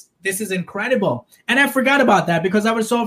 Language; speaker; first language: English; non-native, local second language; Urdu